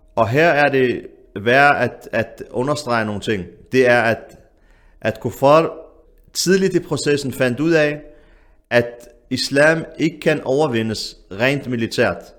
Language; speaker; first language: Danish; early bilingual, other home language; Arabic